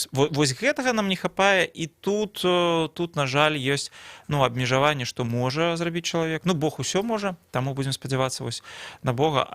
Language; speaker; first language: Belarusian; non-native, local second language; Russian